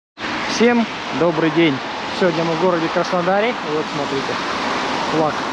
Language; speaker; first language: Russian; native; Russian